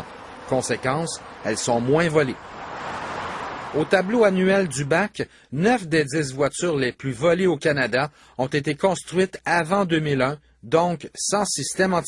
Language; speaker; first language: French; native; French